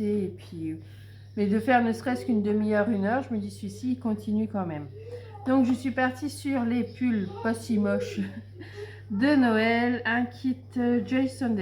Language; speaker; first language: French; native; French